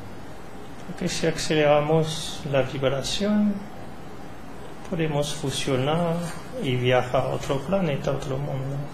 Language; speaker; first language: Spanish; non-native, learner; French